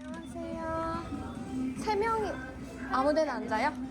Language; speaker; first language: Korean; non-native, learner; English